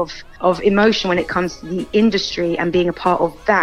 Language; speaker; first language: English; native; English